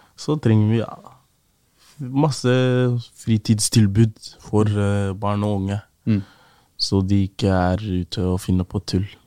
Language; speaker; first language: Norwegian; early bilingual, other home language; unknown